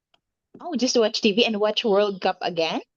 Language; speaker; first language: English; non-native, local second language; Filipino